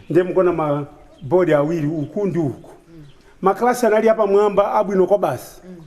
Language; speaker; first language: Nyanja; non-native, local second language; Tumbuka